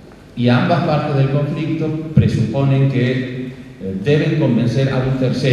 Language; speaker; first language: Spanish; native; Spanish